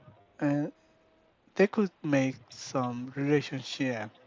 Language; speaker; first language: English; non-native, learner; Korean